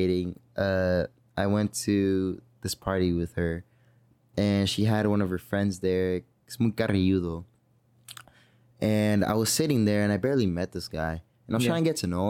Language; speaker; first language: English; native; English